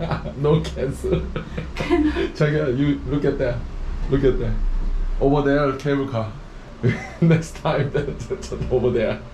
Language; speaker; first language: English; non-native, learner; Korean